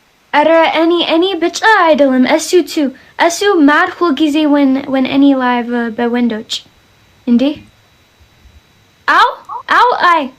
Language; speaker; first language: Amharic; early bilingual, heritage; English